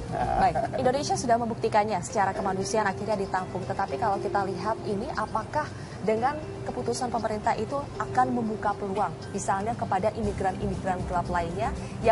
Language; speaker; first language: Indonesian; native; Indonesian